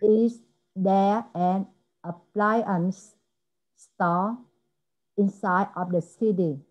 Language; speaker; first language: English; non-native, learner; Vietnamese